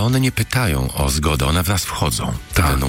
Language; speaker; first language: Polish; native; Polish